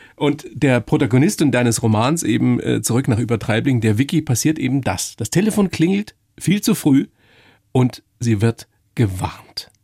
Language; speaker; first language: German; native; German